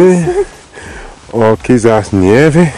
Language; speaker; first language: Spanish; non-native, learner; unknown